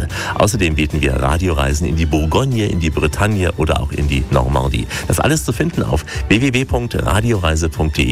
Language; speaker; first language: German; native; German